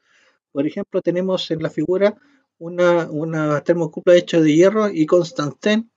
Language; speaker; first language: Spanish; native; Spanish